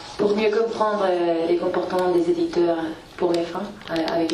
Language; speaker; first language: French; non-native, fluent; Spanish